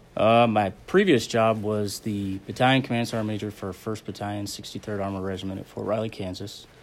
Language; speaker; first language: English; native; English